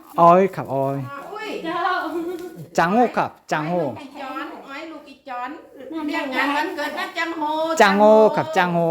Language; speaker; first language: Thai; non-native, learner; Korean